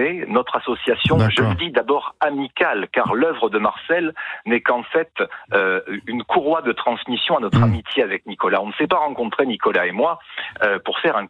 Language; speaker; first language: French; native; French